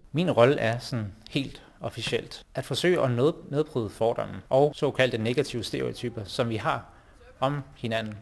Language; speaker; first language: Danish; early bilingual, other home language; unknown